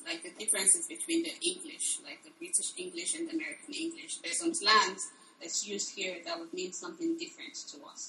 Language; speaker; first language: English; non-native, local second language; Igbo